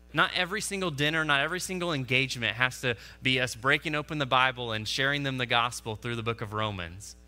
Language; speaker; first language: English; native; English